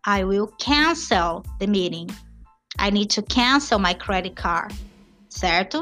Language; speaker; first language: English; non-native, fluent; Portuguese